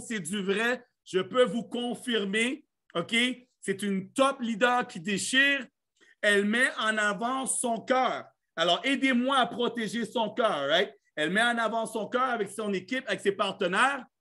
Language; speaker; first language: French; native; French